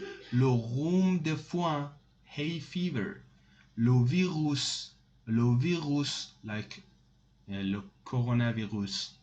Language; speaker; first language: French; non-native, fluent; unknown